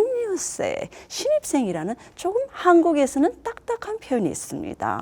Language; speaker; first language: Korean; native; Korean